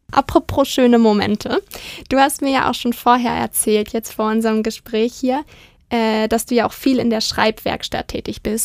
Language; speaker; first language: German; native; German